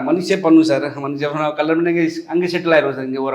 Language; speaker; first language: Tamil; non-native, learner; Hindi